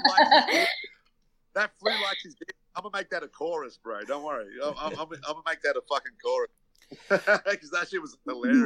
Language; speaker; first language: English; native; English